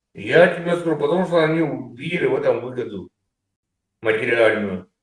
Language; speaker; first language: Russian; native; Russian